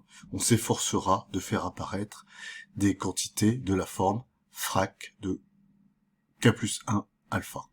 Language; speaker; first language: French; native; French